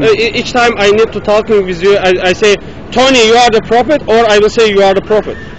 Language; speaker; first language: English; non-native, learner; Turkish